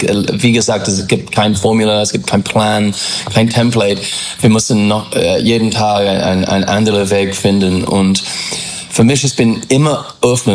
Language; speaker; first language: German; non-native, learner; English